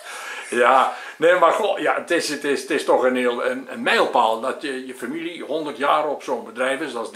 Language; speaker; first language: Dutch; native; Dutch